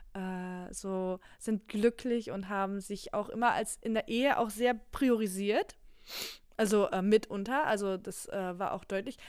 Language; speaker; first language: German; non-native, local second language; Polish